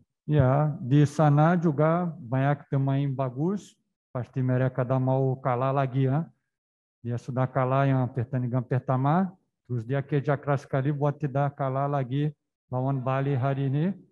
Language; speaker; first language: Indonesian; non-native, fluent; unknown